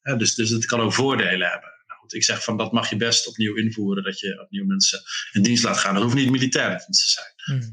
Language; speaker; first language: Dutch; native; Dutch